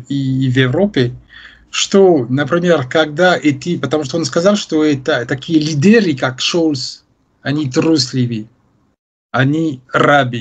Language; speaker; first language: Russian; non-native, fluent; French